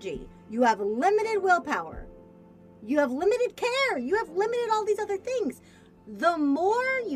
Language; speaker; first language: English; native; English